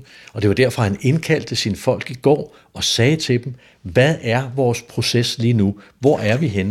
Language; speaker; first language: Danish; native; Danish